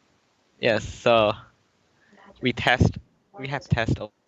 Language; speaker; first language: English; non-native, learner; Chinese